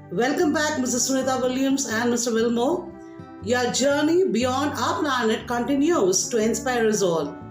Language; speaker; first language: English; non-native, local second language; Tamil